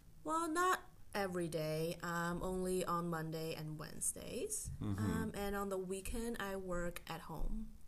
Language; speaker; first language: English; non-native, fluent; Chinese